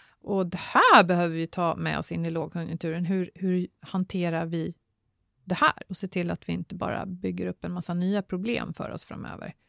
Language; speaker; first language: Swedish; native; Swedish